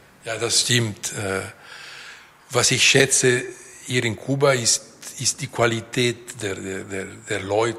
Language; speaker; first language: German; non-native, local second language; Italian